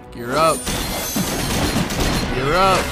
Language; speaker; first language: English; native; English